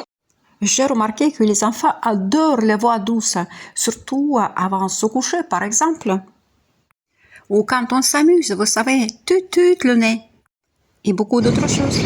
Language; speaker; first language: French; non-native, fluent; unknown